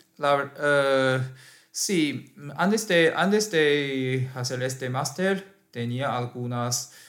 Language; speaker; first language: Spanish; non-native, learner; Chinese